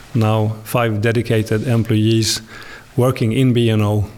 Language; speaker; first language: English; non-native, fluent; Swedish